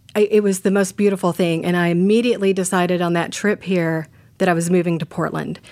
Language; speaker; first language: English; native; English